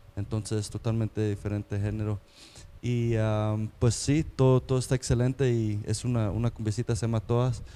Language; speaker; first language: Spanish; native; Spanish